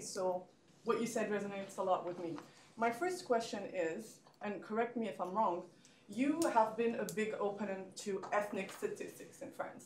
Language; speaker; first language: English; non-native, fluent; French